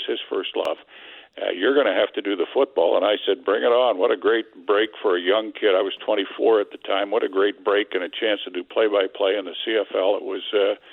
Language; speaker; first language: English; native; English